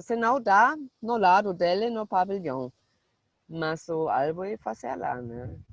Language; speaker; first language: Portuguese; non-native, fluent; German